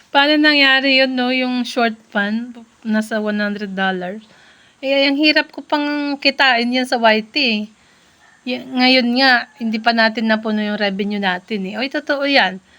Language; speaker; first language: Filipino; non-native, local second language; Iloko